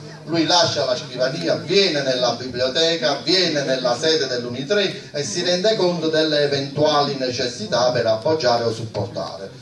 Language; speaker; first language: Italian; native; Italian